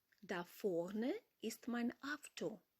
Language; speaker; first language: German; non-native, fluent; Ukrainian